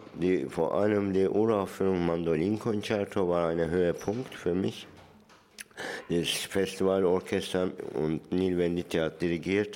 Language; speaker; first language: German; non-native, fluent; Turkish